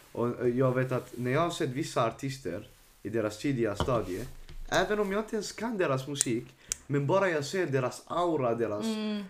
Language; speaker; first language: Swedish; early bilingual, other home language; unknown